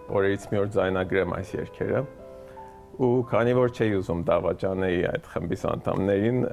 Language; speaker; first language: Armenian; early bilingual, heritage; Armenian